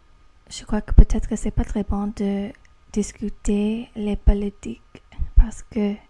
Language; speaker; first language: French; non-native, learner; English